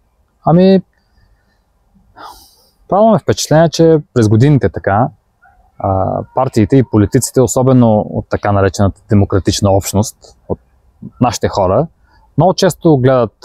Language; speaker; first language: Bulgarian; native; Bulgarian